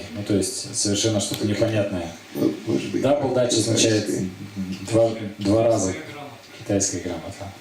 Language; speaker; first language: Russian; native; Russian